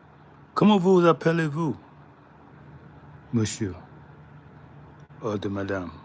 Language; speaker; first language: French; non-native, learner; English